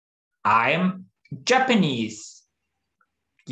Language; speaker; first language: English; non-native, fluent; Turkish